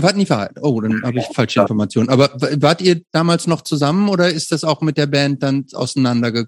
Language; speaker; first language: German; native; German